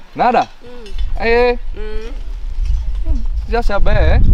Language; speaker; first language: Portuguese; non-native, learner; Vietnamese